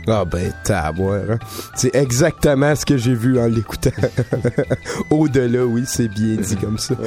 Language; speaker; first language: French; native; French